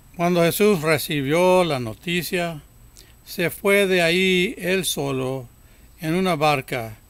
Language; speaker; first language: Spanish; early bilingual, heritage; Spanish